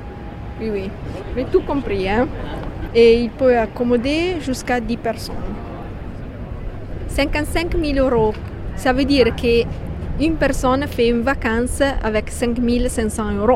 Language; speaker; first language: French; non-native, fluent; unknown